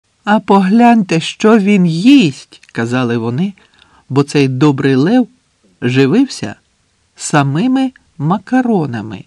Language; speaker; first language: Ukrainian; native; Ukrainian